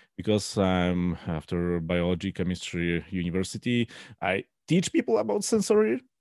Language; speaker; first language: English; non-native, fluent; Polish